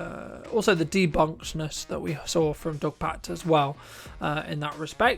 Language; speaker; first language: English; native; English